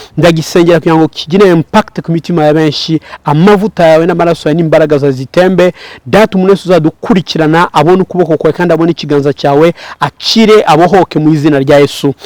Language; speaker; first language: Kinyarwanda; early bilingual, heritage; Kinyarwanda